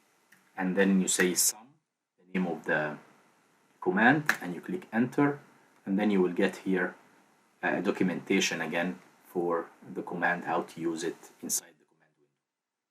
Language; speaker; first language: English; non-native, fluent; Arabic